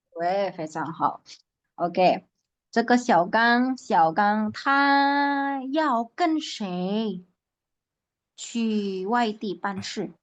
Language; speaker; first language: Chinese; non-native, fluent; Indonesian